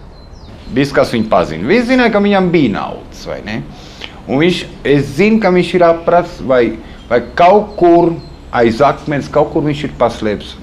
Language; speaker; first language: Latvian; early bilingual, heritage; Latvian